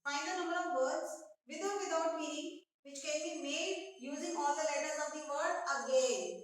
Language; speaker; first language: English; non-native, local second language; Hindi